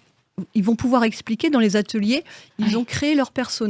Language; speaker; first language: French; native; French